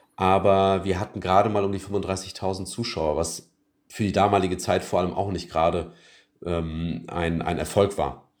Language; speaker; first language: German; early bilingual, other home language; Turkish